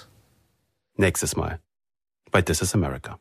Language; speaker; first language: German; native; German